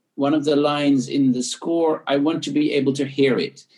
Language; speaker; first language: English; non-native, fluent; Dutch